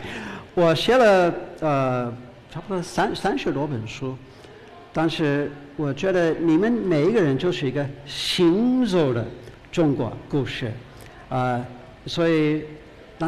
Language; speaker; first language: Chinese; non-native, fluent; English